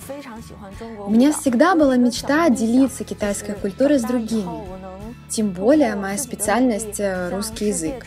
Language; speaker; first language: Russian; non-native, fluent; Chinese